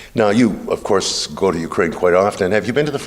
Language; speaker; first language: English; native; English